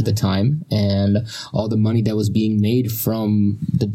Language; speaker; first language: English; non-native, fluent; Russian